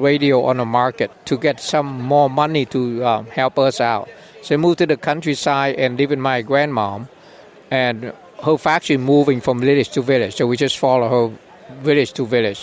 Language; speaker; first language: English; non-native, learner; Vietnamese